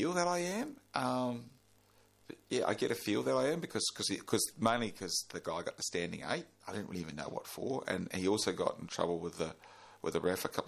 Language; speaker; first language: English; native; English